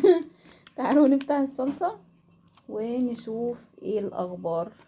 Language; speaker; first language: Arabic; native; Arabic